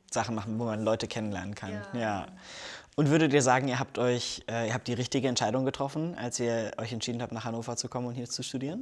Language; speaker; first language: German; native; German